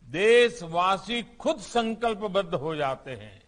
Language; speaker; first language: Hindi; non-native, local second language; Gujarati